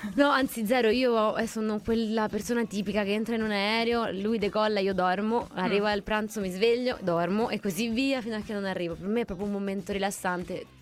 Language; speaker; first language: Italian; native; Italian